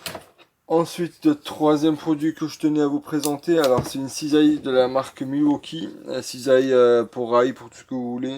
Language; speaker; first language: French; native; French